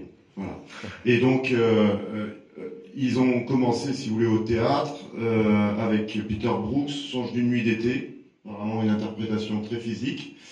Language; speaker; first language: French; native; French